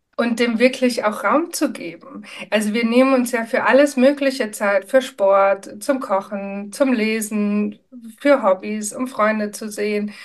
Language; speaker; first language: German; native; German